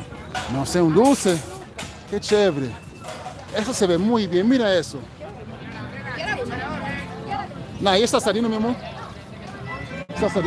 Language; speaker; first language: Spanish; non-native, fluent; English